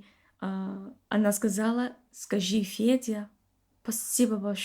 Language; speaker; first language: Russian; non-native, learner; English